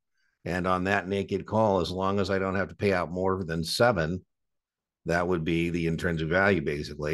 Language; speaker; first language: English; native; English